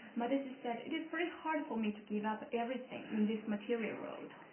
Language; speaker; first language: English; non-native, fluent; Chinese